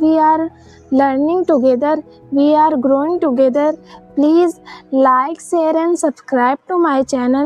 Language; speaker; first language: English; non-native, learner; Hindi